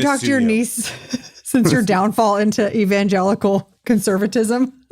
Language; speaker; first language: English; native; English